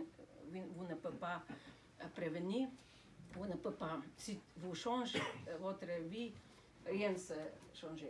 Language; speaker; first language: French; non-native, fluent; Slovenian